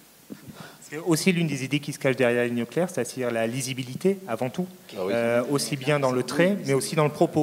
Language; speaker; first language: French; native; French